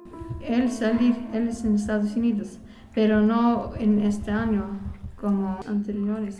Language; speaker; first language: Spanish; non-native, learner; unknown